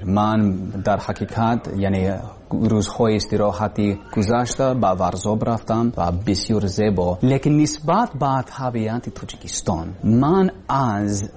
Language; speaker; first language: Persian; non-native, learner; English